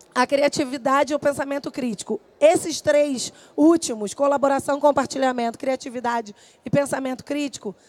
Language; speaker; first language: Portuguese; native; Portuguese